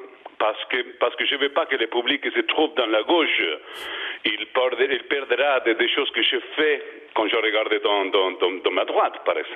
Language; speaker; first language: French; non-native, learner; Spanish